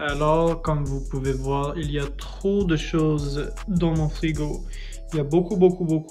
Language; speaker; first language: French; non-native, fluent; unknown